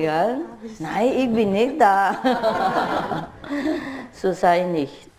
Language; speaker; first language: German; non-native, learner; Vietnamese